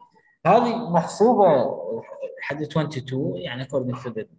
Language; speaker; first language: Arabic; native; Arabic